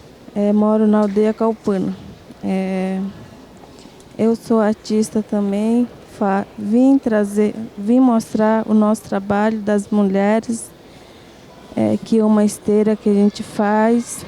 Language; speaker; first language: Portuguese; non-native, local second language; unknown